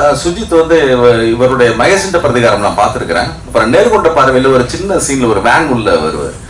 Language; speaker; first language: Tamil; native; Tamil